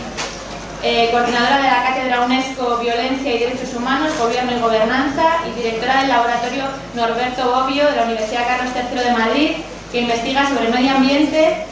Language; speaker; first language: Spanish; native; Spanish